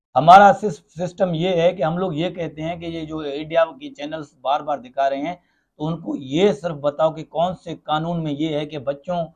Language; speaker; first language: Urdu; non-native, local second language; Sindhi